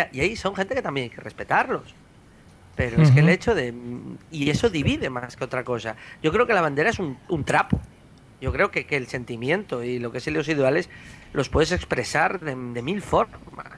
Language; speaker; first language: Spanish; native; Spanish